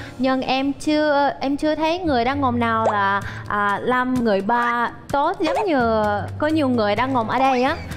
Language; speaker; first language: Vietnamese; early bilingual, other home language; Russian